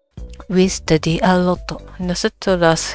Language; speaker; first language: English; non-native, learner; Japanese